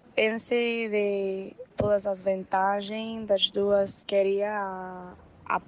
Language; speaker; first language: Portuguese; non-native, fluent; English